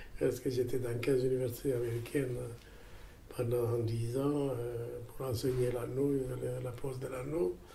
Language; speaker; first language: French; non-native, fluent; Amharic